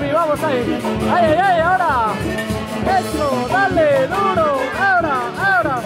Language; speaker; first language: Spanish; native; Spanish